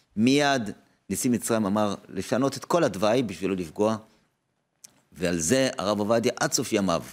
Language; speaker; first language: Hebrew; native; Hebrew